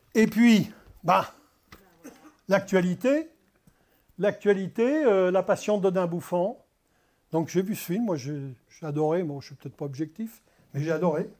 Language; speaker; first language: French; native; French